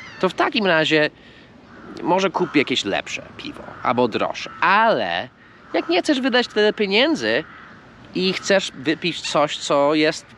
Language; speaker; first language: Polish; non-native, fluent; English